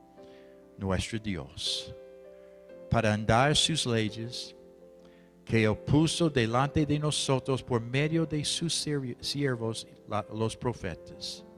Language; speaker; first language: Spanish; non-native, fluent; English